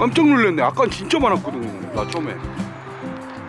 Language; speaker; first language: Korean; native; Korean